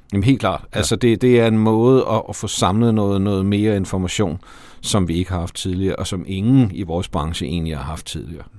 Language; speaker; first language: Danish; native; Danish